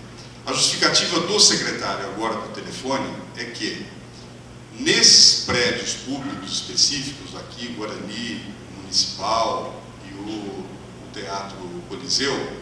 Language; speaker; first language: Portuguese; native; Portuguese